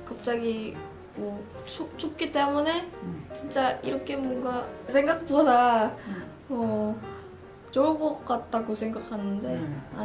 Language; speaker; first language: Korean; non-native, learner; Filipino